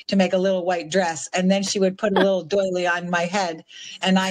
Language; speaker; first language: English; native; English